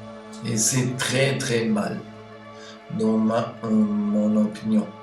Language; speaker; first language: French; non-native, learner; German